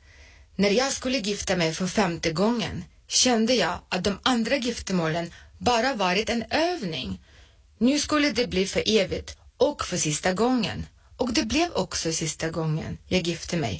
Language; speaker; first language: Swedish; non-native, fluent; Russian